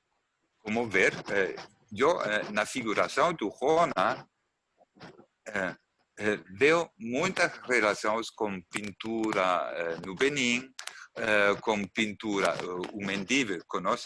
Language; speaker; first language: Portuguese; non-native, learner; German